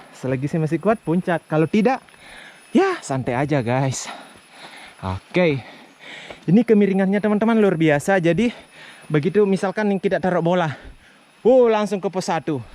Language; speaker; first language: Indonesian; non-native, local second language; Buginese